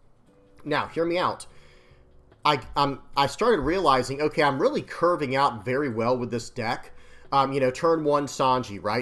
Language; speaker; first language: English; native; English